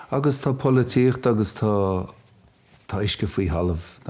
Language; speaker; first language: Irish; native; Irish